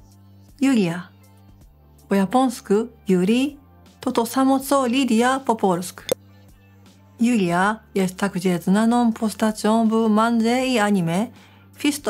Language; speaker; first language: Polish; non-native, fluent; Japanese